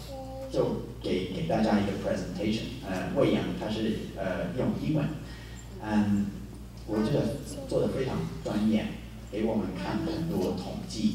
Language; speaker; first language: Chinese; non-native, fluent; English